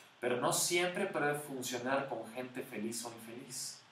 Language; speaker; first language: Spanish; native; Spanish